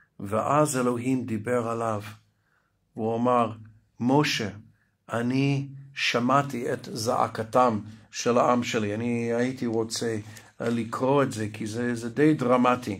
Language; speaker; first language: Hebrew; non-native, fluent; English